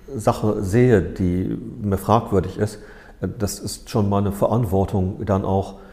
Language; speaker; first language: German; native; German